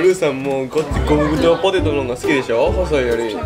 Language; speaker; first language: Japanese; native; Japanese